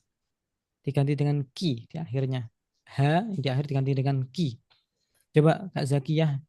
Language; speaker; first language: Indonesian; native; Indonesian